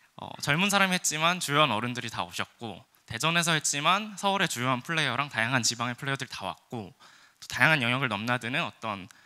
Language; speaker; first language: Korean; native; Korean